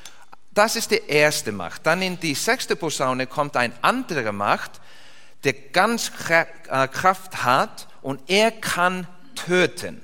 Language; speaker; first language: German; non-native, learner; Icelandic